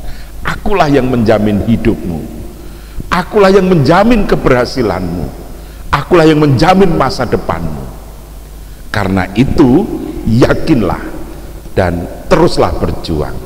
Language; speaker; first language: Indonesian; native; Indonesian